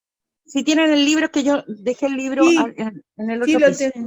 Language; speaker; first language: Spanish; native; Spanish